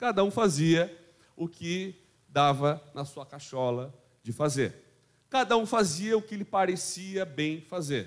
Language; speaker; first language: Portuguese; native; Portuguese